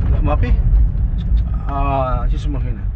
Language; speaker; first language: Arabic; non-native, learner; Filipino